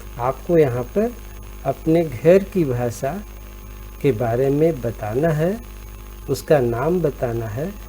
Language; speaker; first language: Hindi; native; Hindi